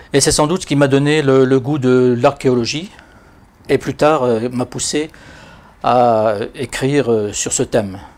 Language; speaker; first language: French; native; French